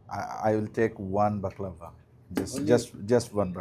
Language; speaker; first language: English; non-native, fluent; Bangla